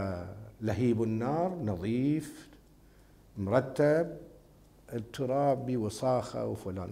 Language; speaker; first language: Arabic; native; Arabic